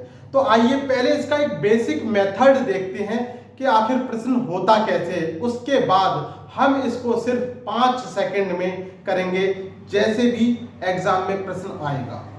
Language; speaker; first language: Hindi; native; Hindi